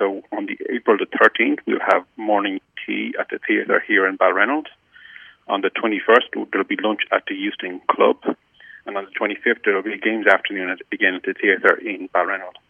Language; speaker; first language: English; native; English